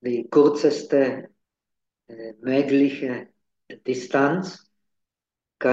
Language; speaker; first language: German; non-native, fluent; Czech